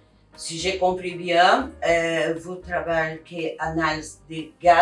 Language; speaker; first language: French; non-native, learner; Portuguese